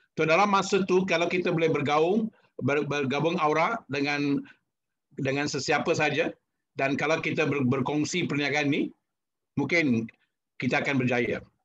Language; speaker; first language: Malay; non-native, local second language; Tamil